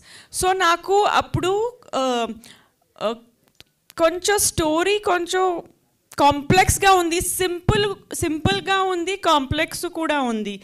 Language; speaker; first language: Telugu; non-native, fluent; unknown